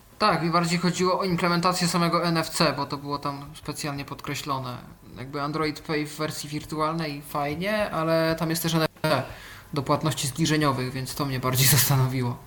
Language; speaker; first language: Polish; native; Polish